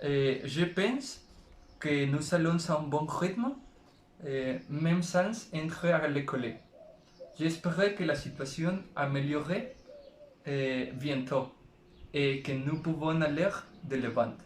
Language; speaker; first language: French; non-native, learner; Spanish